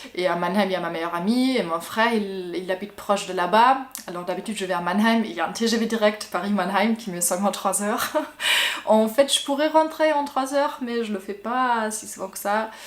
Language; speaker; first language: French; non-native, fluent; German